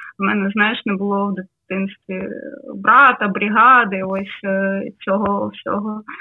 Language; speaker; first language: Ukrainian; non-native, local second language; Russian